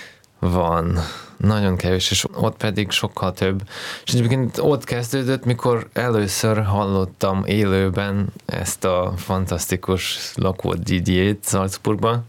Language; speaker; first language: Hungarian; non-native, fluent; Russian